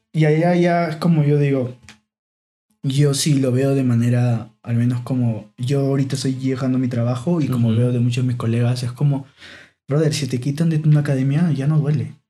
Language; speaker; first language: Spanish; native; Spanish